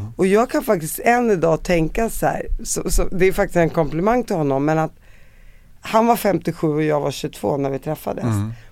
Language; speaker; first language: Swedish; early bilingual, other home language; Arabic